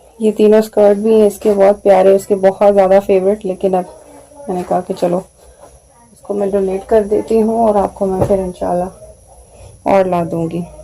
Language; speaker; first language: Urdu; native; Urdu